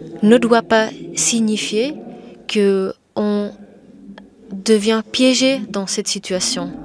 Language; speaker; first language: French; non-native, fluent; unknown